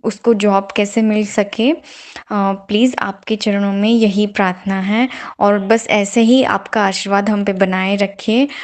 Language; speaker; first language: Hindi; non-native, local second language; Gujarati